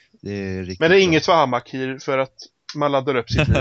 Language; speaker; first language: Swedish; native; Swedish